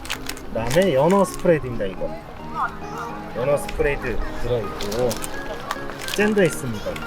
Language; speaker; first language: Korean; native; Korean